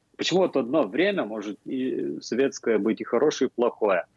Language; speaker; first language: Russian; non-native, fluent; Lithuanian